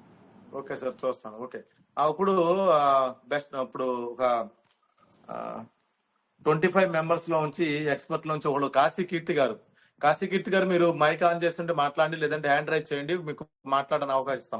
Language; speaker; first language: Telugu; native; Telugu